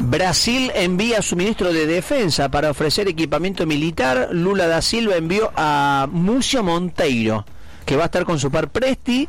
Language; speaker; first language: Spanish; native; Spanish